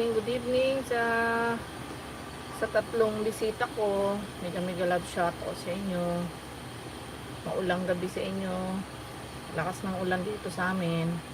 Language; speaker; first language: Filipino; non-native, local second language; Bikol